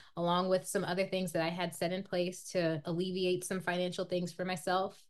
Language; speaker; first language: English; native; English